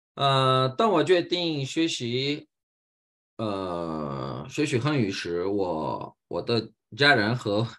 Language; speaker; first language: Chinese; non-native, fluent; Portuguese